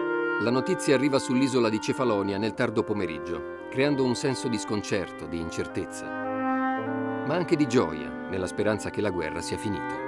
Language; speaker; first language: Italian; native; Italian